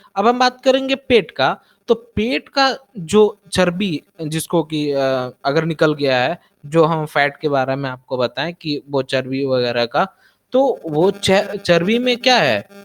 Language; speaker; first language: Hindi; native; Hindi